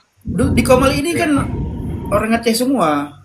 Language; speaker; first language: Indonesian; native; Indonesian